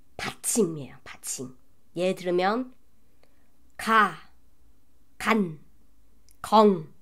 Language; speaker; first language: Korean; non-native, learner; Chinese